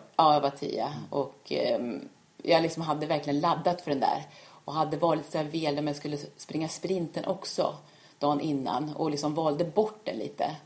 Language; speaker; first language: Swedish; native; Swedish